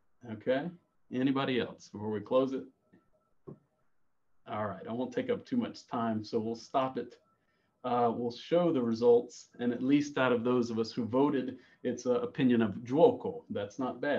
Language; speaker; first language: English; native; English